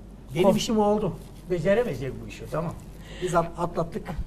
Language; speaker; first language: Turkish; native; Turkish